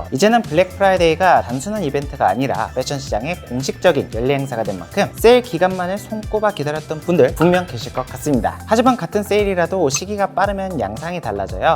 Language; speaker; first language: Korean; native; Korean